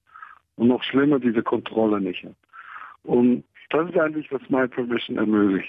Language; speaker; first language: German; non-native, fluent; Hebrew